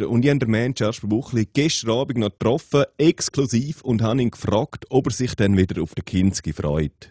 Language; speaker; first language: German; native; German